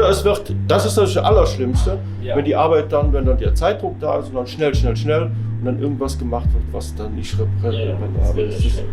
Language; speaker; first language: German; native; German